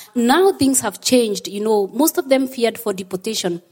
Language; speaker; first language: English; non-native, local second language; Kikuyu